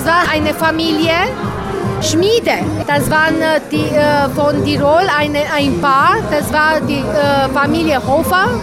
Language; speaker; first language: German; non-native, local second language; Romanian